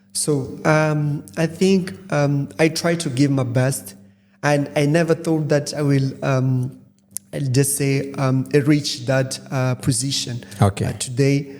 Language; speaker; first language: English; non-native, fluent; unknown